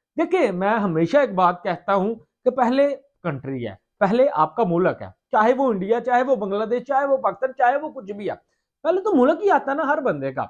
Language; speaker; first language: Urdu; non-native, local second language; Punjabi